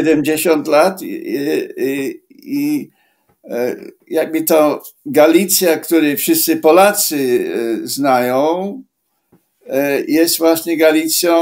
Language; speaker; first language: Polish; non-native, fluent; English